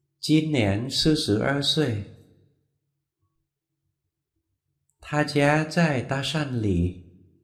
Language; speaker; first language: Chinese; non-native, fluent; Vietnamese